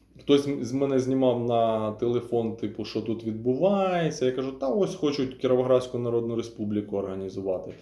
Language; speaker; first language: Ukrainian; non-native, local second language; Russian